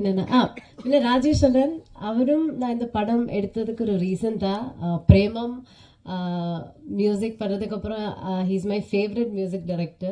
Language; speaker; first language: Tamil; non-native, fluent; Malayalam